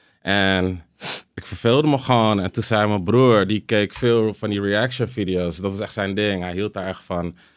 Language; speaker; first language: Dutch; early bilingual, other home language; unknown